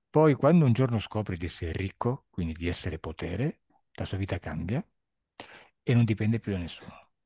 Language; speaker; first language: Italian; native; Italian